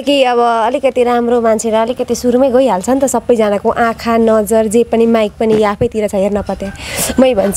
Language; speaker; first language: Nepali; native; Nepali